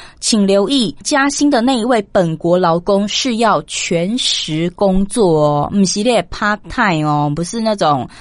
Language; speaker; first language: Chinese; native; Chinese